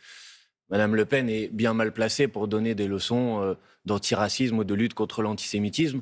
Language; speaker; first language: French; native; French